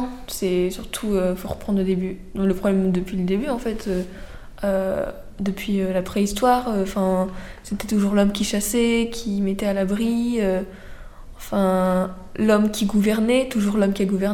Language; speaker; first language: French; native; French